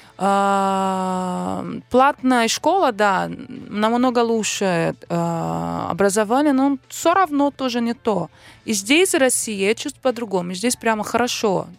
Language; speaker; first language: Russian; non-native, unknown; Portuguese